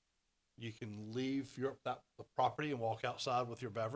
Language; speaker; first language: English; native; English